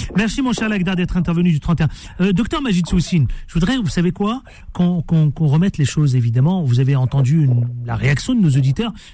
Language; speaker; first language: French; native; French